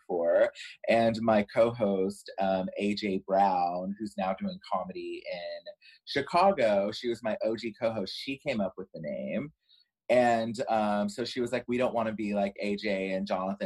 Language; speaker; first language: English; native; English